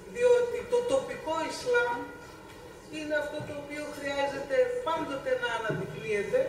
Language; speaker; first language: Greek; native; Greek